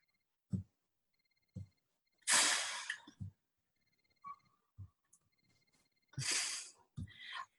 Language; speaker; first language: English; native; English